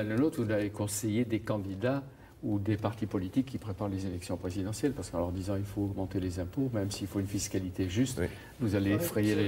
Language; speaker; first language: French; native; French